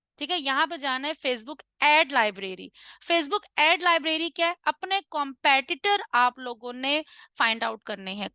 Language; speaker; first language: Urdu; non-native, local second language; Punjabi